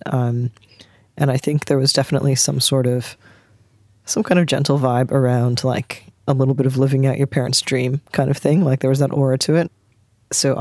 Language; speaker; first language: English; native; English